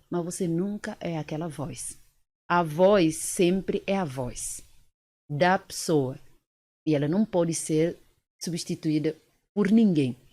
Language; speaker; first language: Portuguese; early bilingual, other home language; Upper Guinea Crioulo